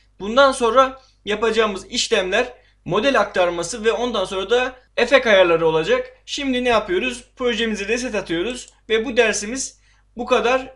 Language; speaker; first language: Turkish; native; Turkish